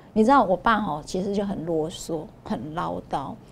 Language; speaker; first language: Chinese; non-native, local second language; Min Nan Chinese